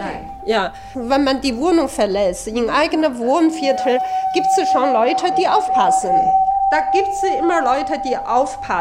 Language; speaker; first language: German; non-native, fluent; Chinese